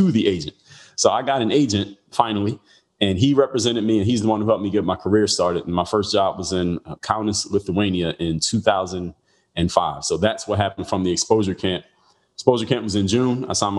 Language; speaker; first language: English; native; English